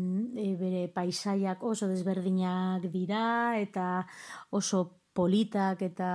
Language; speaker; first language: Basque; non-native, local second language; Spanish